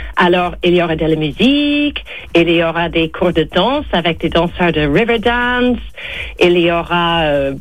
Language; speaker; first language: French; non-native, fluent; English